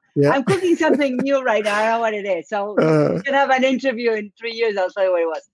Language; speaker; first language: English; non-native, fluent; Spanish